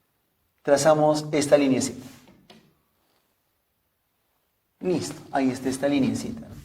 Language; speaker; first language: Spanish; native; Spanish